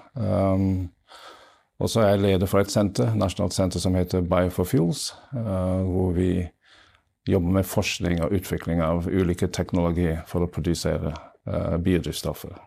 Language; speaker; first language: Norwegian; non-native, fluent; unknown